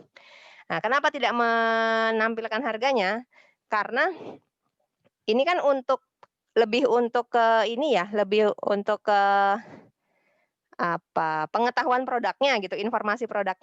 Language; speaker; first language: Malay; non-native, local second language; Javanese